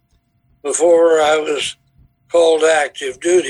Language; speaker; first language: English; native; English